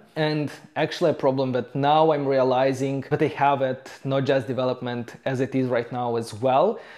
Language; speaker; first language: English; non-native, fluent; Romanian